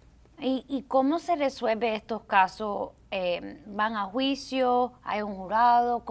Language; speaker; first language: Spanish; early bilingual, heritage; Spanish